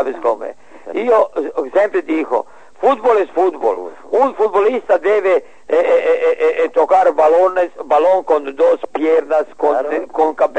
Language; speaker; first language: Spanish; non-native, learner; Serbian